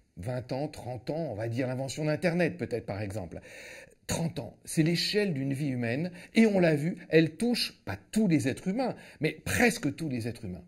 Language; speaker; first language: French; native; French